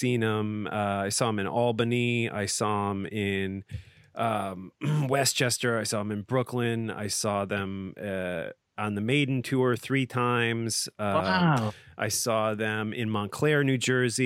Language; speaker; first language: English; native; English